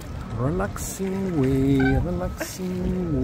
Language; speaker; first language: English; non-native, learner; Italian